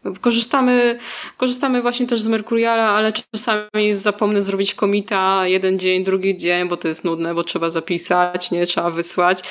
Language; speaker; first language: Polish; native; Polish